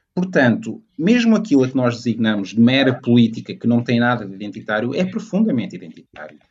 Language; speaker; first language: Portuguese; native; Portuguese